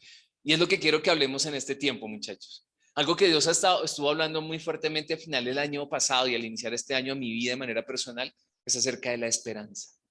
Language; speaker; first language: Spanish; native; Spanish